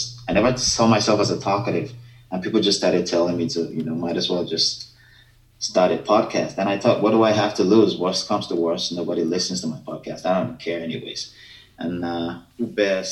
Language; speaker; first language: English; non-native, local second language; Yoruba